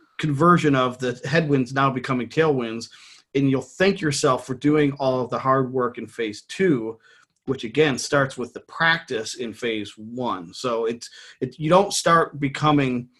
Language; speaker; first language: English; native; English